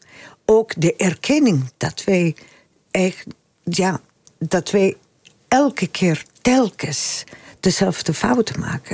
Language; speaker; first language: Dutch; non-native, fluent; Spanish